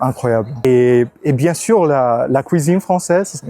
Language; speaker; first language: French; non-native, learner; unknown